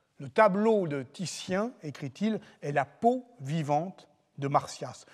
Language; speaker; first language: French; native; French